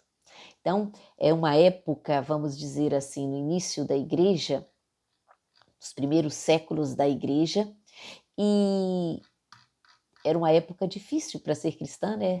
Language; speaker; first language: Portuguese; native; Portuguese